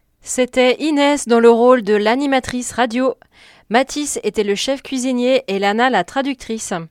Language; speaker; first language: French; native; French